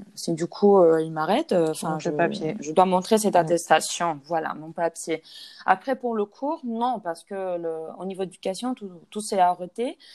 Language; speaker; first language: French; non-native, fluent; Spanish